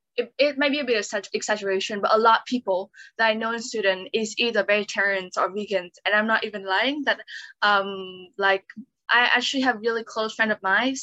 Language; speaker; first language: English; non-native, fluent; Vietnamese